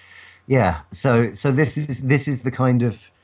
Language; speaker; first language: English; native; English